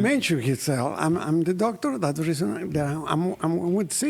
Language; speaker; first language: English; non-native, fluent; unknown